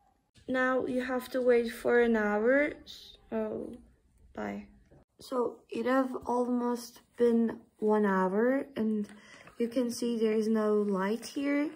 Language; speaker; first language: English; non-native, fluent; Turkish